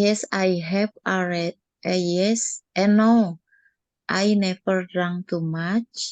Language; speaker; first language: English; non-native, learner; Indonesian